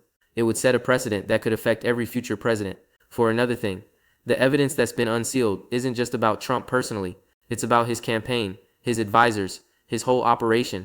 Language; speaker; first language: English; native; English